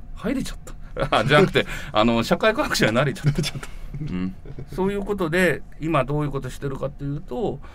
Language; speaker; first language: Japanese; native; Japanese